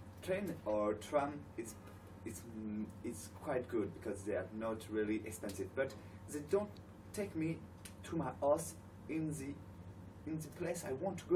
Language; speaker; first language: English; non-native, learner; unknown